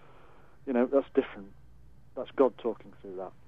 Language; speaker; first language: English; native; English